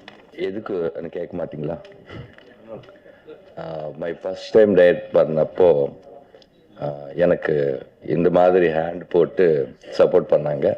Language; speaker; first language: Tamil; non-native, learner; Telugu